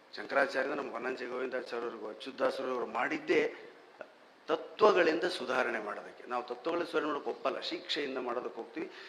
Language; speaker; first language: Kannada; native; Kannada